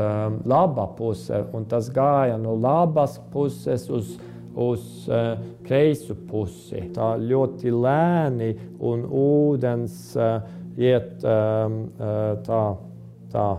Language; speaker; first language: Latvian; non-native, fluent; Estonian